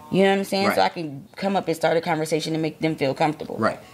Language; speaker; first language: English; native; English